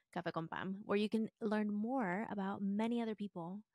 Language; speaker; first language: English; early bilingual, other home language; Spanish